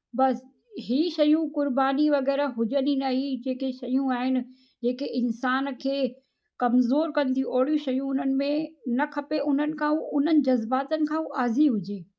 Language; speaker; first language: Sindhi; native; Sindhi